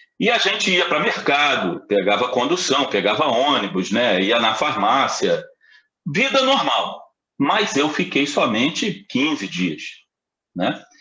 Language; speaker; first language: Portuguese; native; Portuguese